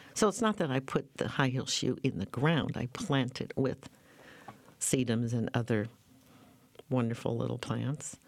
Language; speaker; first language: English; native; English